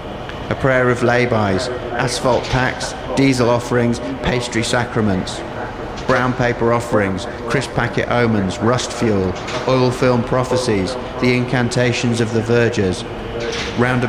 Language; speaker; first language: English; native; English